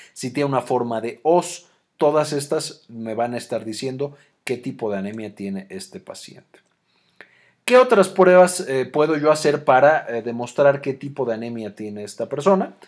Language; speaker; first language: Spanish; native; Spanish